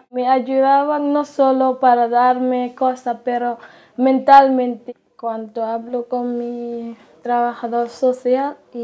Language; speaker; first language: Spanish; non-native, learner; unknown